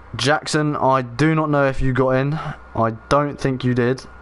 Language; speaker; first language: English; native; English